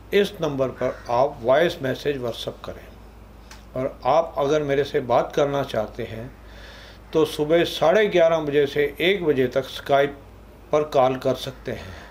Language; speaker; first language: Hindi; non-native, local second language; Punjabi